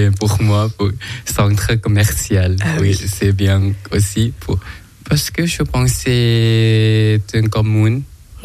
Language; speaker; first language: French; non-native, learner; Thai